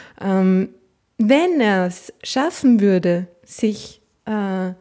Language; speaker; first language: German; native; German